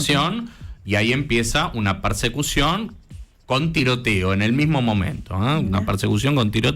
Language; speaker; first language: Spanish; native; Spanish